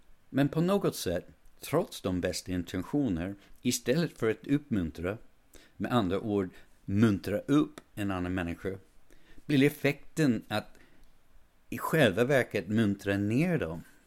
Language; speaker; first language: Swedish; non-native, fluent; English